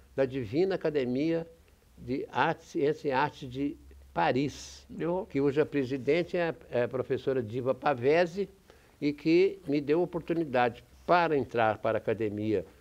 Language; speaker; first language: Portuguese; native; Portuguese